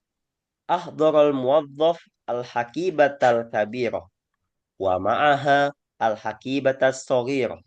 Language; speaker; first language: Arabic; non-native, fluent; Indonesian